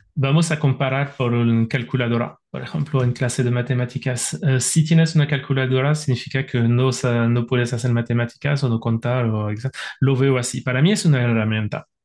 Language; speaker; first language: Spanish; non-native, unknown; French